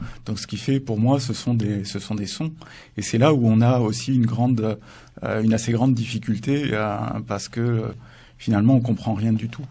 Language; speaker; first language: French; native; French